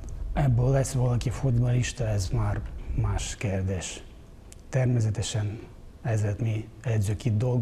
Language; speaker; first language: Hungarian; non-native, fluent; Ukrainian